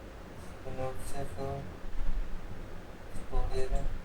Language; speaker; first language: German; non-native, learner; Hindi